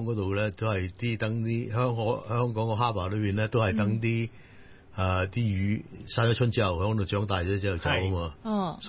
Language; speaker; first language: Cantonese; native; Cantonese